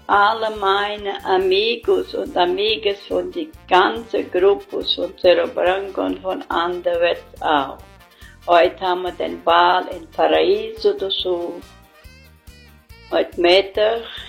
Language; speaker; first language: German; early bilingual, heritage; German